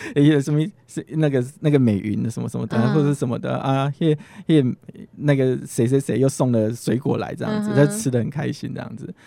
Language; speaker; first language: Chinese; native; Chinese